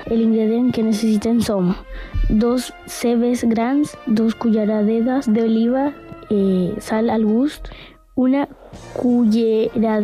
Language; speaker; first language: Catalan; early bilingual, other home language; Spanish